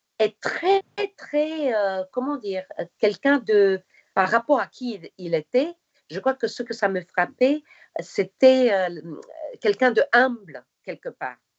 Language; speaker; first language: French; non-native, fluent; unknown